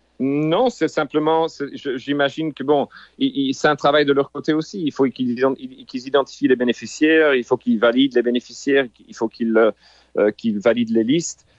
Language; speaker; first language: French; non-native, local second language; Haitian Creole